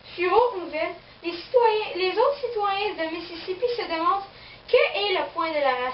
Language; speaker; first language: French; non-native, local second language; English